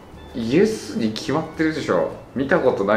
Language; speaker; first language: Japanese; native; Japanese